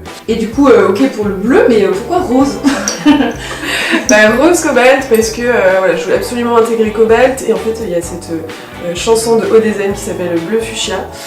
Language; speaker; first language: French; native; French